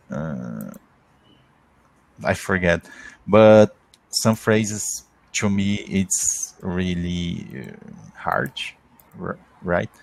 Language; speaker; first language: English; non-native, learner; Portuguese